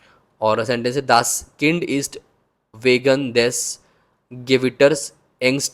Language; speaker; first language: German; non-native, learner; Hindi